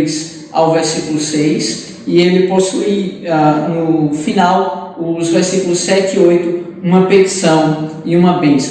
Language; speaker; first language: Portuguese; native; Portuguese